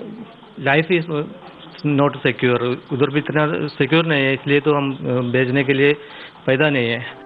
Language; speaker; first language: Hindi; non-native, learner; Malayalam